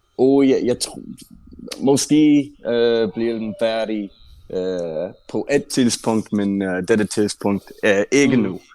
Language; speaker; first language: Danish; non-native, learner; English